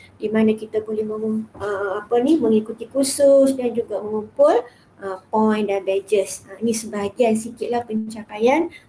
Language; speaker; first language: Malay; native; Malay